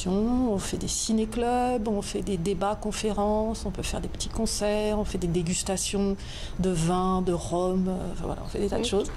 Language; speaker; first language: French; native; French